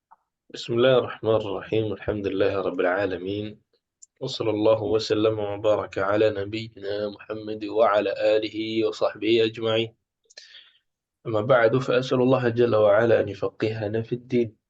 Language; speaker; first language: Arabic; non-native, fluent; Indonesian